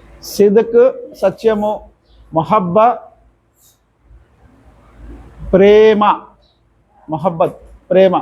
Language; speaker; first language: Telugu; non-native, local second language; Urdu